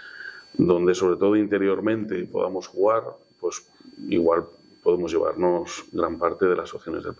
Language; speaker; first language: Spanish; native; Spanish